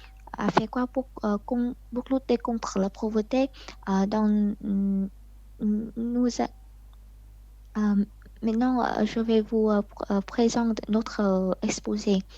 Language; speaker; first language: French; non-native, learner; Vietnamese